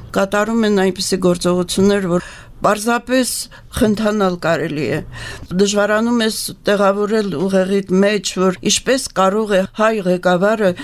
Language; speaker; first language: Armenian; native; Armenian